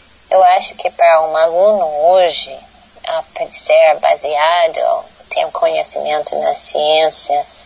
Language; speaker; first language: Portuguese; non-native, fluent; English